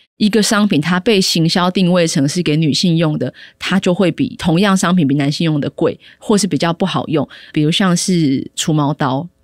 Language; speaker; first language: Chinese; native; Chinese